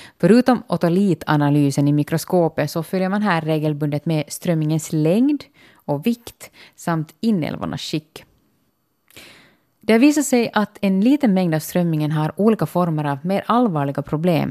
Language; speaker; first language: Swedish; native; Swedish